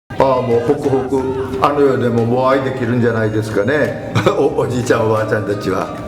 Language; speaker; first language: Japanese; native; Japanese